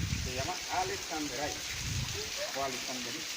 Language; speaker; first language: Spanish; native; Spanish